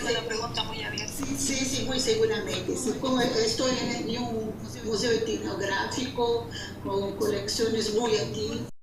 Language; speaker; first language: Spanish; non-native, learner; Portuguese